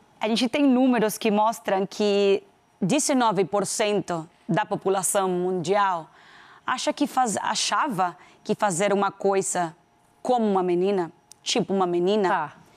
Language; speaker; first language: Portuguese; non-native, fluent; Spanish